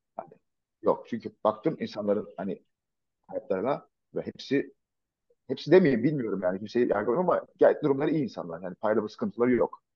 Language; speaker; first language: Turkish; native; Turkish